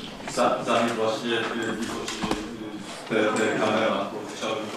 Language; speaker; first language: Polish; non-native, fluent; Korean